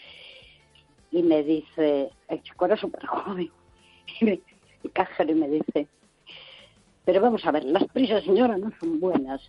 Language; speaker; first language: Spanish; native; Spanish